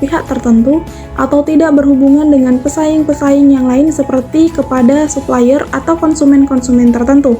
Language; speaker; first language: Indonesian; native; Indonesian